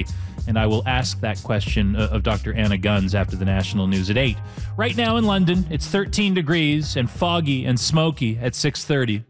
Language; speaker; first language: English; native; English